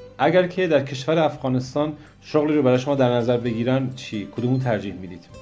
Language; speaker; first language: Persian; native; Persian